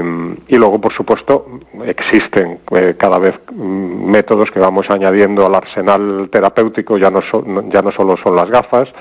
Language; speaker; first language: Spanish; native; Spanish